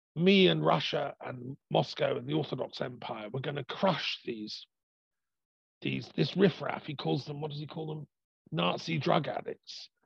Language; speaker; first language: English; native; English